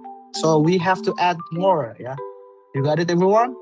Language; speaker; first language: English; non-native, learner; Indonesian